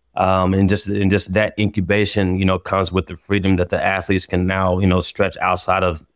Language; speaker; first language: English; native; English